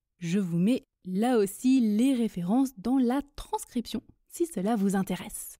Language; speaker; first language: French; native; French